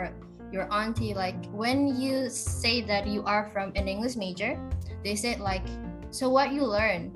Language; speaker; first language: English; non-native, fluent; Indonesian